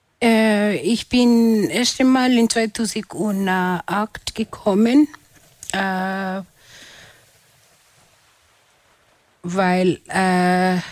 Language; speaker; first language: German; non-native, fluent; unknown